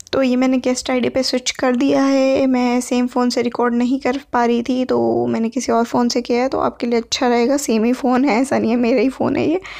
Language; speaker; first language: Hindi; native; Hindi